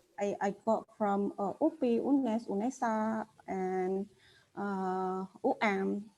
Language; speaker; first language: English; non-native, fluent; Indonesian